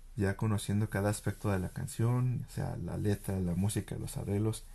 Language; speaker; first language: Spanish; early bilingual, heritage; Spanish